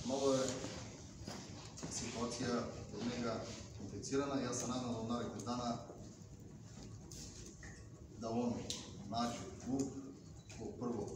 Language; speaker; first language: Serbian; non-native, learner; Bulgarian